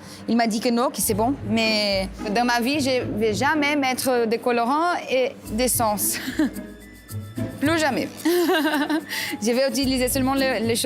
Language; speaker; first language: French; non-native, learner; Portuguese